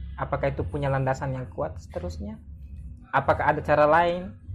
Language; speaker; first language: Indonesian; non-native, local second language; Buginese